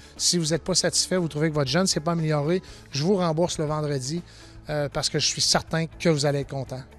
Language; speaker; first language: French; native; French